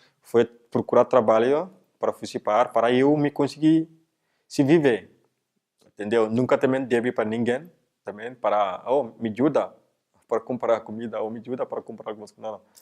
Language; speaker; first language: Portuguese; non-native, learner; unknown